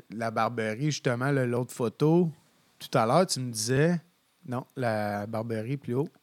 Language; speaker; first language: French; native; French